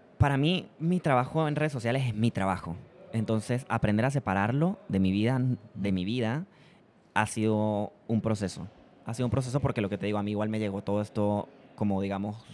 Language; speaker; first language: Spanish; native; Spanish